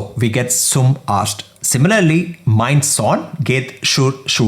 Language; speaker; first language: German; non-native, fluent; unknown